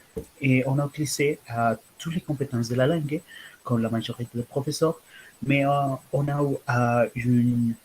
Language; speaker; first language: French; non-native, learner; Spanish